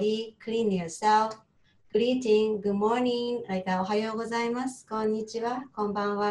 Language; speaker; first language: English; non-native, learner; Japanese